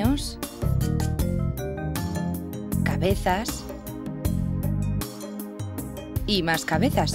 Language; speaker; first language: Spanish; native; Spanish